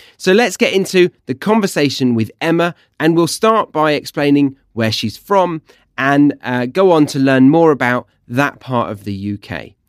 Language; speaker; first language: English; native; English